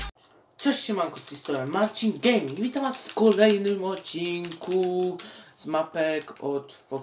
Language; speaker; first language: Polish; native; Polish